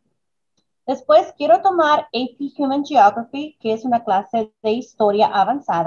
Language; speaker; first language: Spanish; early bilingual, other home language; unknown